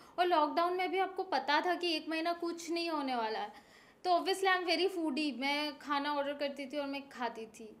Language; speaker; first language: Hindi; non-native, local second language; Bangla